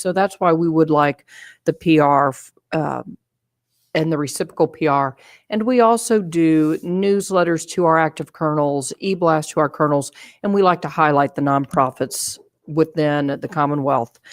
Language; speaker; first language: English; native; English